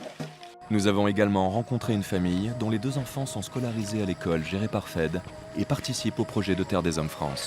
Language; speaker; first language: French; native; French